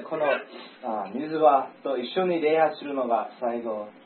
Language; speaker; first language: Japanese; non-native, learner; English